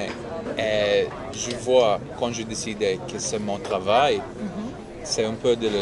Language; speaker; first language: French; non-native, learner; English